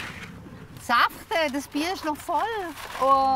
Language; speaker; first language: German; native; German